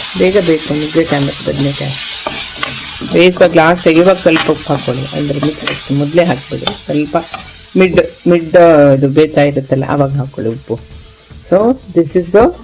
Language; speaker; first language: Kannada; non-native, local second language; Konkani